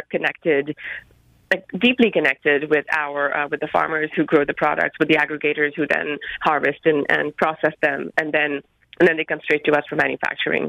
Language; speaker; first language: English; non-native, local second language; Hindi